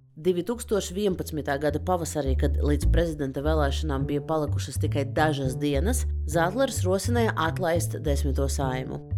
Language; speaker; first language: Latvian; native; Latvian